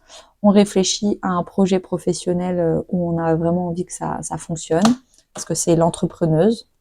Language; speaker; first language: French; native; French